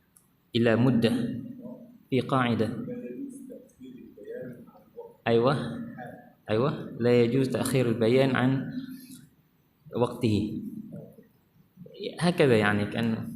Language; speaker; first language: Arabic; non-native, fluent; Malay